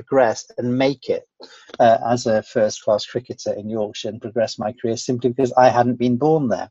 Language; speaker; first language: English; native; English